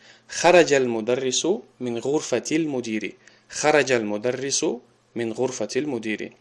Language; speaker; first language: Arabic; non-native, fluent; Tajik